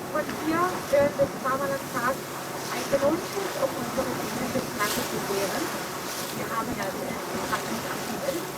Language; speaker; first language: German; non-native, fluent; Danish